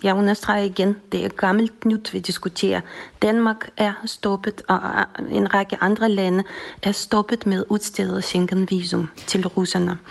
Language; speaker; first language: Danish; non-native, fluent; Russian